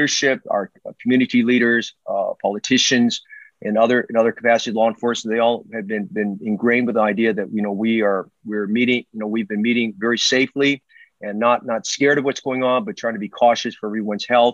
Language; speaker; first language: English; native; English